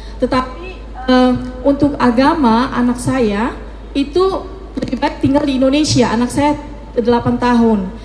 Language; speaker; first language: Indonesian; native; Indonesian